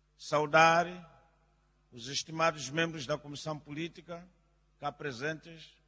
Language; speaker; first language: Portuguese; non-native, local second language; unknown